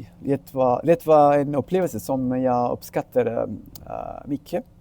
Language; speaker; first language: Swedish; non-native, learner; Sinhala